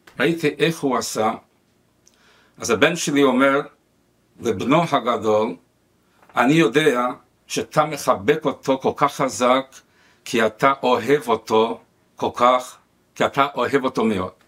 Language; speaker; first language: Hebrew; non-native, fluent; Spanish